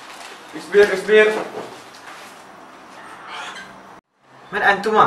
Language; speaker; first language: Arabic; non-native, learner; Malay